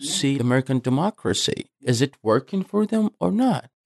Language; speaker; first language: English; non-native, fluent; Arabic